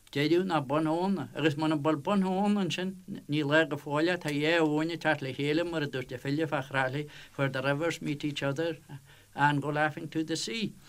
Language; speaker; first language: Irish; native; Irish